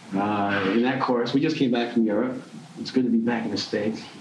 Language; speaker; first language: English; non-native, fluent; Dutch